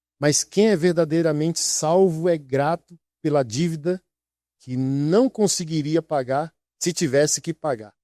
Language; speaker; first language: Portuguese; native; Portuguese